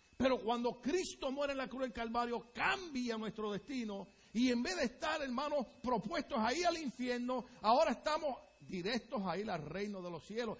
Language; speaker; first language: Spanish; native; Spanish